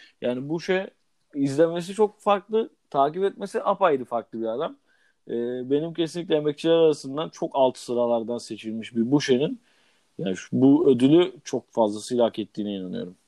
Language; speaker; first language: Turkish; native; Turkish